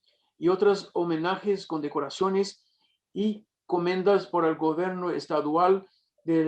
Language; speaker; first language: Spanish; non-native, fluent; Portuguese